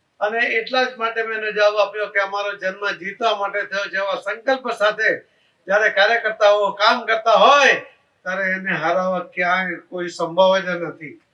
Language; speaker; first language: Gujarati; non-native, local second language; Marathi